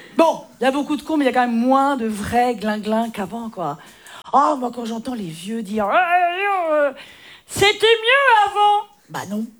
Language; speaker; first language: French; native; French